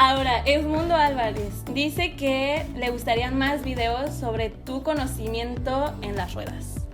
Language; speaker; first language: Spanish; native; Spanish